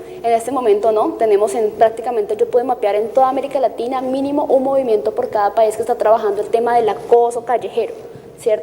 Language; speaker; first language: Spanish; native; Spanish